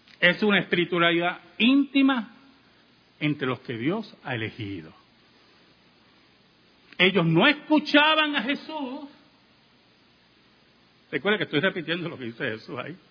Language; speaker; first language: Spanish; native; Spanish